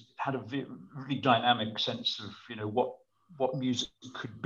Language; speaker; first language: English; native; English